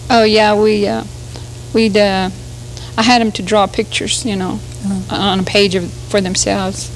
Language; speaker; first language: English; early bilingual, other home language; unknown